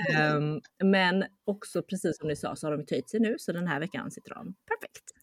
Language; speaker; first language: Swedish; early bilingual, other home language; Chinese